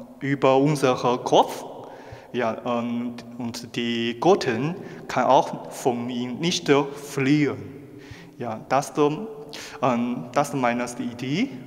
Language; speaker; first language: German; non-native, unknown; Chinese